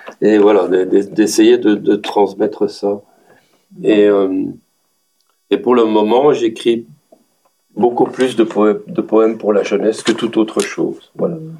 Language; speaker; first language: French; native; French